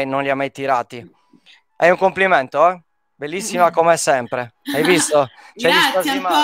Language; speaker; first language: Italian; native; Italian